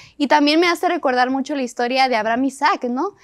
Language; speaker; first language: Spanish; native; Spanish